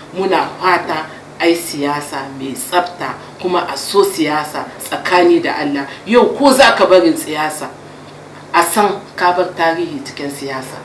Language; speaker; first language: Hausa; native; Hausa